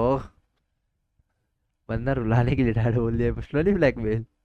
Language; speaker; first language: Hindi; native; Hindi